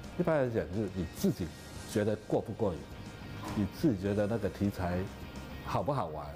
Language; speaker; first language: Chinese; non-native, local second language; Cantonese